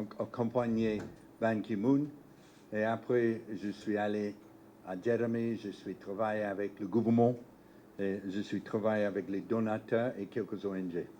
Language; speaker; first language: French; non-native, learner; English